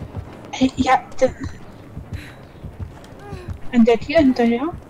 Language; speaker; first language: German; native; German